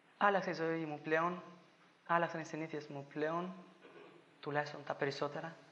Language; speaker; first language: Greek; non-native, fluent; Albanian